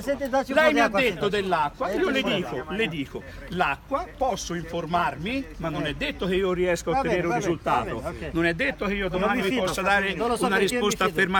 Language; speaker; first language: Italian; native; Italian